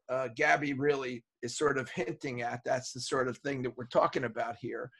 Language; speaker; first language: English; native; English